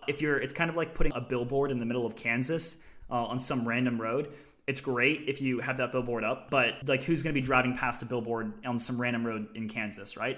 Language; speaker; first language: English; native; English